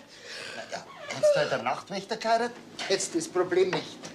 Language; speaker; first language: German; native; German